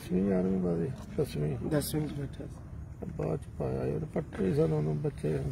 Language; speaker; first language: Punjabi; native; Punjabi